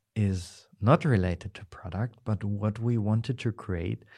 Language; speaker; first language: English; non-native, fluent; German